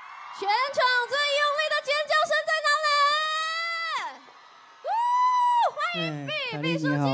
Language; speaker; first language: Chinese; native; Chinese